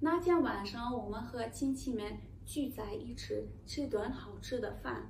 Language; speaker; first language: Chinese; non-native, fluent; Persian